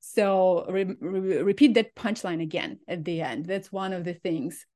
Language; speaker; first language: English; non-native, fluent; Ukrainian